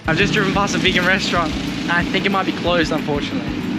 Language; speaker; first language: English; native; English